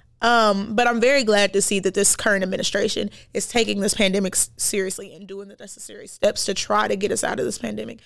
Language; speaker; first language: English; native; English